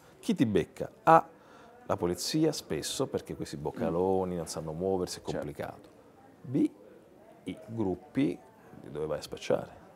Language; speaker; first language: Italian; native; Italian